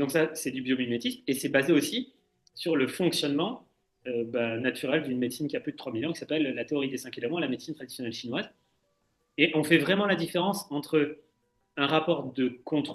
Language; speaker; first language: French; native; French